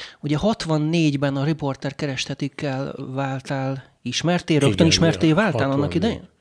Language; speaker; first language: Hungarian; native; Hungarian